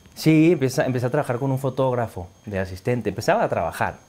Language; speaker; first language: Spanish; native; Spanish